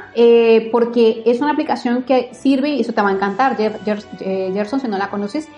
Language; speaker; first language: Spanish; native; Spanish